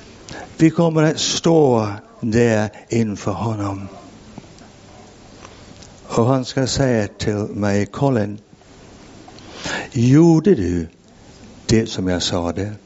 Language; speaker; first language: Swedish; non-native, fluent; English